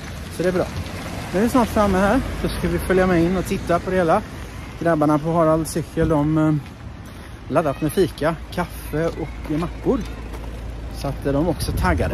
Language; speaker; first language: Swedish; native; Swedish